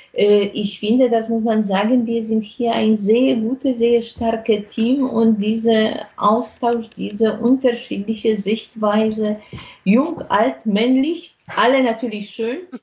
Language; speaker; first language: German; non-native, fluent; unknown